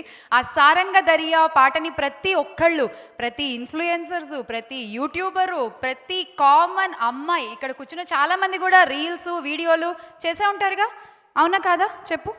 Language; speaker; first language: Telugu; native; Telugu